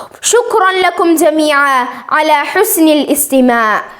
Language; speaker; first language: Arabic; non-native, learner; Malayalam